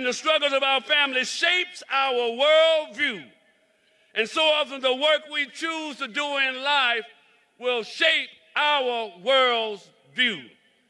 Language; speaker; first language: English; native; English